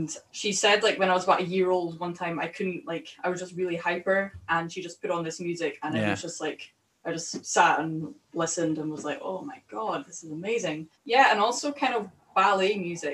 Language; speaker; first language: English; native; English